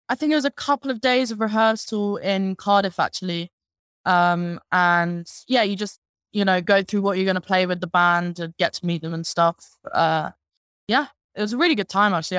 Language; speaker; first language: English; native; English